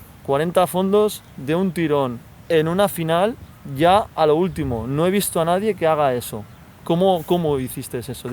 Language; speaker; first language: Spanish; native; Spanish